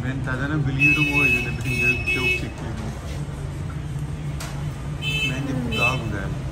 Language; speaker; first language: Turkish; non-native, learner; Urdu